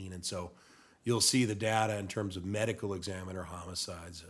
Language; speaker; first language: English; native; English